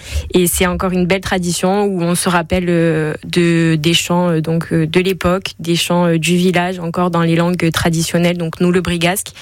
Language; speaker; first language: French; native; French